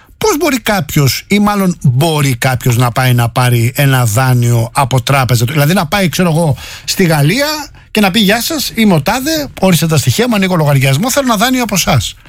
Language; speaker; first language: Greek; native; Greek